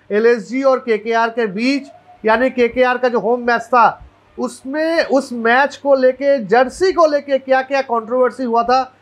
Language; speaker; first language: Hindi; non-native, local second language; Bangla